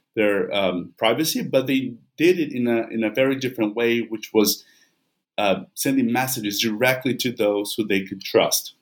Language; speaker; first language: English; non-native, fluent; Portuguese